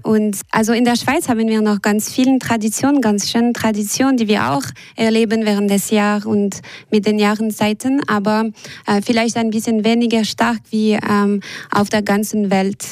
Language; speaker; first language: German; non-native, local second language; French